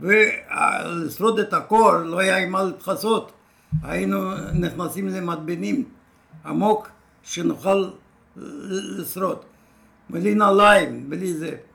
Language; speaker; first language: Hebrew; non-native, fluent; Romanian